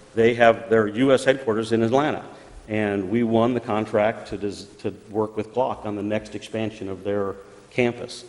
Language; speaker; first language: English; native; English